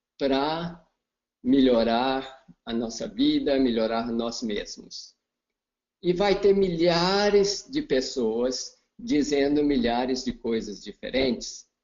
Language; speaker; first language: Portuguese; non-native, fluent; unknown